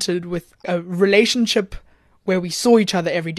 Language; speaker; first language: English; native; English